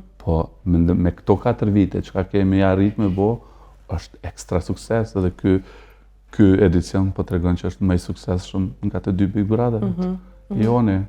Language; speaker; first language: Albanian; early bilingual, heritage; Albanian